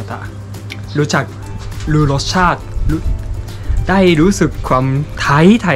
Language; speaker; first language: Thai; non-native, learner; Japanese